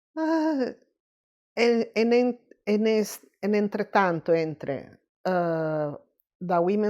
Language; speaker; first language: Spanish; non-native, fluent; Italian